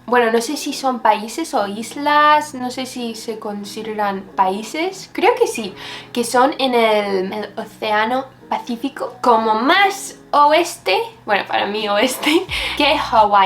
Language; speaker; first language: Spanish; non-native, fluent; English